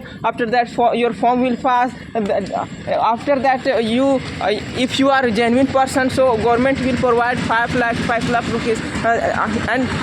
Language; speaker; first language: English; non-native, learner; Hindi